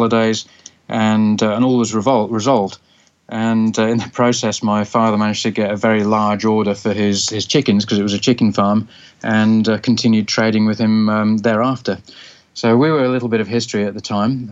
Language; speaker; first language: English; native; English